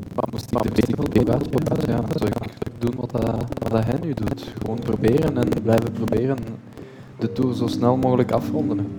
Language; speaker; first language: Dutch; non-native, fluent; French